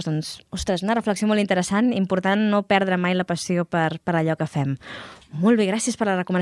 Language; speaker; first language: Catalan; native; Catalan